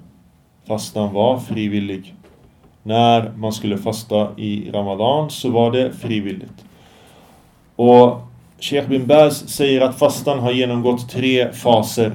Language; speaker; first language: Swedish; early bilingual, other home language; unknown